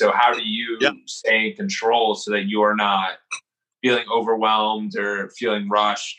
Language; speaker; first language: English; native; English